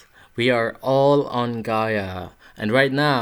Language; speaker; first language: English; non-native, fluent; Arabic